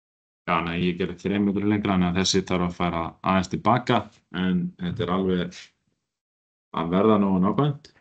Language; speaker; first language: Icelandic; native; Icelandic